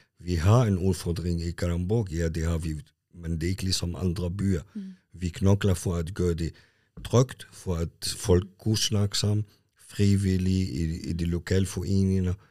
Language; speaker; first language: Danish; non-native, fluent; Arabic